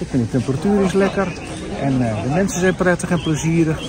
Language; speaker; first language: Dutch; native; Dutch